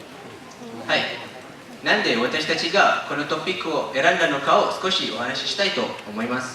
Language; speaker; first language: Japanese; non-native, learner; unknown